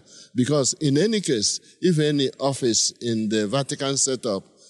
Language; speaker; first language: English; non-native, local second language; Igbo